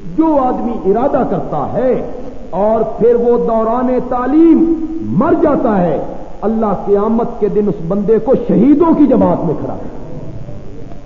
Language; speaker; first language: Urdu; non-native, local second language; Punjabi